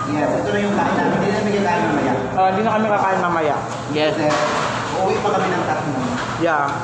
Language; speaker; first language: Filipino; non-native, local second language; Cebuano